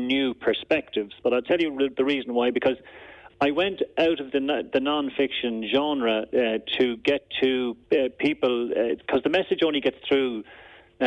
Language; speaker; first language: English; native; English